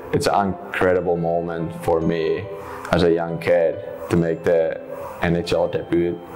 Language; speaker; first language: English; non-native, fluent; Finnish